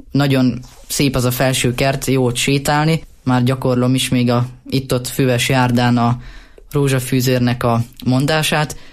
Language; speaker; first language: Hungarian; native; Hungarian